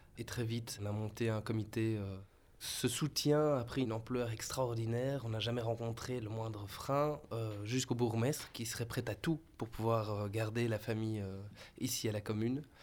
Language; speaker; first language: French; native; French